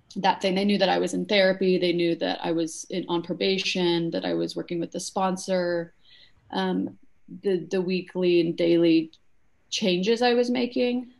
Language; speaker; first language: English; native; English